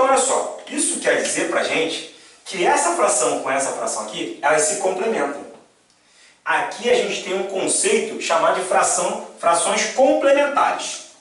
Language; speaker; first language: Portuguese; native; Portuguese